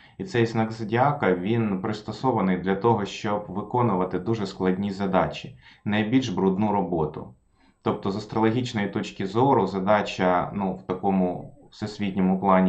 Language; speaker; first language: Ukrainian; non-native, local second language; Russian